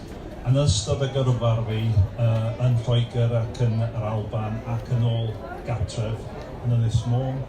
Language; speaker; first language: Welsh; non-native, local second language; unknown